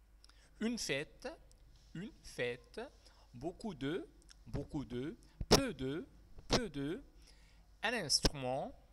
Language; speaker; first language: French; non-native, fluent; Arabic